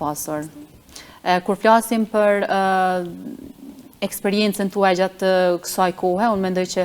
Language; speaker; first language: Albanian; native; Albanian